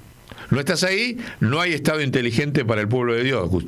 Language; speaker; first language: Spanish; native; Spanish